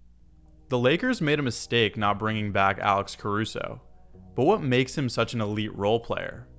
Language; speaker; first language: English; native; English